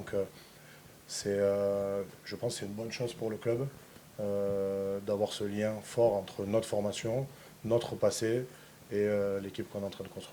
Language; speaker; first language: French; native; French